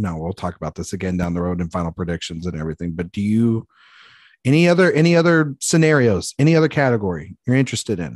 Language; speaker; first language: English; native; English